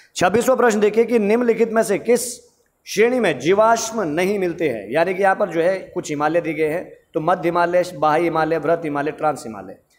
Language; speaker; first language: Hindi; native; Hindi